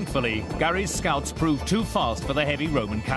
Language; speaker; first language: English; native; English